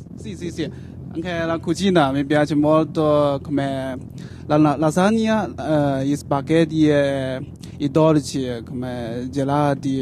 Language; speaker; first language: Italian; non-native, learner; Chinese